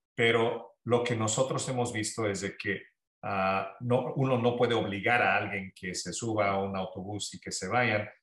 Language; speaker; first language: Spanish; early bilingual, heritage; Spanish